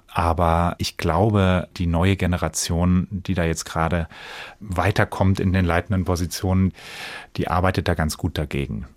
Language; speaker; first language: German; native; German